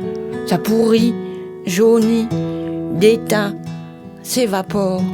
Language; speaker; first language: French; native; French